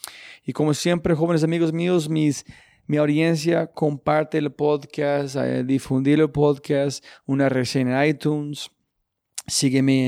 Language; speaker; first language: Spanish; non-native, learner; English